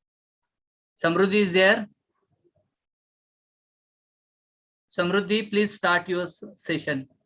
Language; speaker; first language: English; non-native, local second language; Marathi